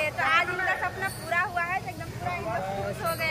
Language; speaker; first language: Hindi; native; Hindi